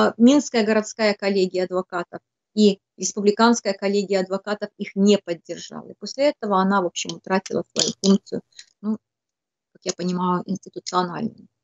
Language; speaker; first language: Russian; native; Russian